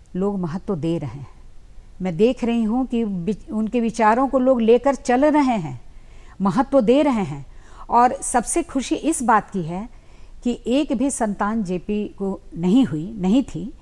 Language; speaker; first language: Hindi; native; Hindi